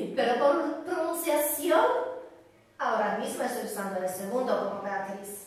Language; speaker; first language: Spanish; non-native, fluent; Polish